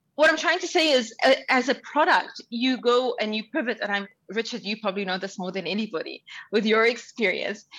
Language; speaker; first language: English; early bilingual, other home language; Arabic